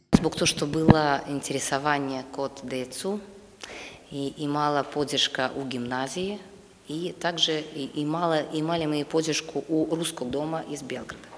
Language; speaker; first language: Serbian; non-native, learner; Russian